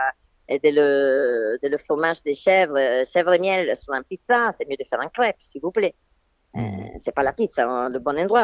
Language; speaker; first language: French; non-native, fluent; Italian